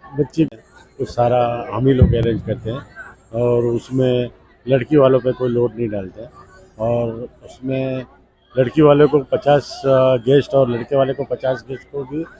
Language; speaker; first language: Hindi; non-native, local second language; Gujarati